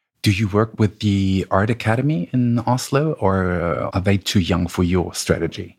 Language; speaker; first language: English; non-native, fluent; German